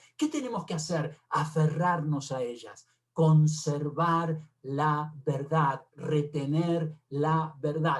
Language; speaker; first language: Spanish; native; Spanish